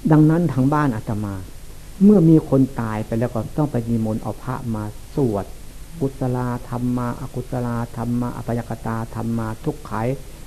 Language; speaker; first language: Thai; non-native, local second language; Lao